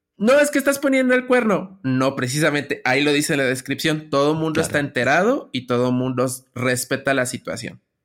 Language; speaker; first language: Spanish; native; Spanish